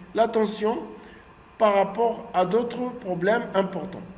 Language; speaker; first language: French; non-native, local second language; Arabic